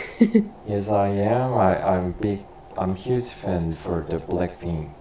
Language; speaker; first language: English; non-native, learner; Korean